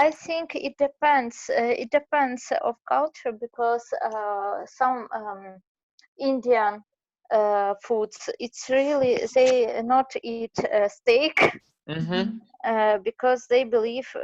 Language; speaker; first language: English; non-native, learner; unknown